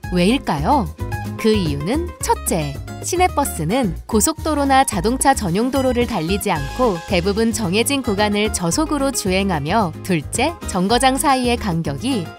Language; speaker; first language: Korean; native; Korean